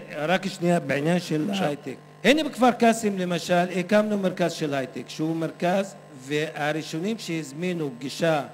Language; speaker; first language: Hebrew; non-native, local second language; Arabic